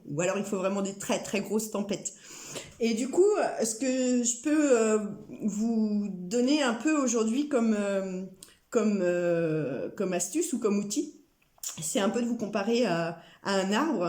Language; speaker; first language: French; native; French